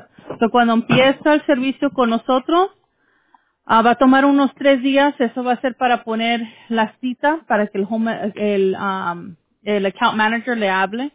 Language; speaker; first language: Spanish; early bilingual, heritage; English